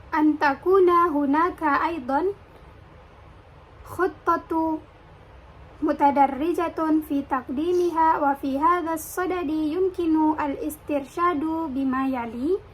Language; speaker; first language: Arabic; non-native, learner; Indonesian